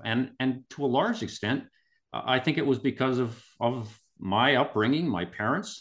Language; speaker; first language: English; native; English